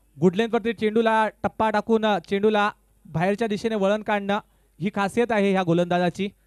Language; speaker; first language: Marathi; native; Marathi